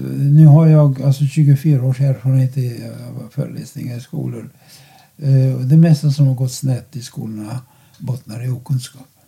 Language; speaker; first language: Swedish; non-native, fluent; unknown